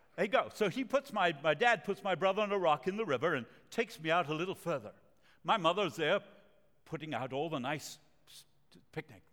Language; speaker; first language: English; non-native, fluent; Spanish